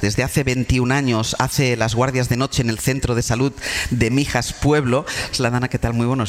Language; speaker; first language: Spanish; native; Spanish